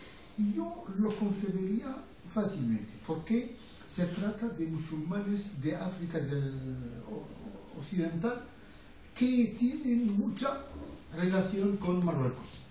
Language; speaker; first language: Spanish; non-native, fluent; Arabic